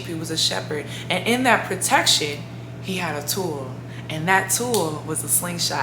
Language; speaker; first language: English; native; English